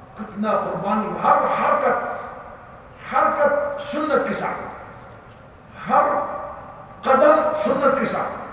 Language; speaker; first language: Urdu; non-native, learner; Arabic